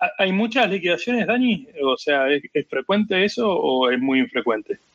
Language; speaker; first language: Spanish; native; Spanish